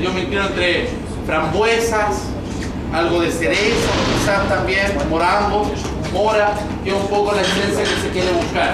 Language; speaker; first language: Spanish; native; Spanish